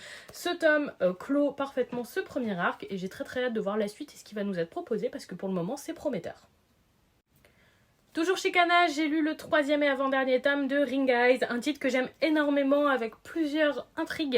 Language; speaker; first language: French; native; French